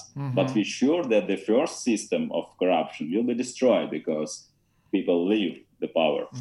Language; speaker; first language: English; non-native, learner; Ukrainian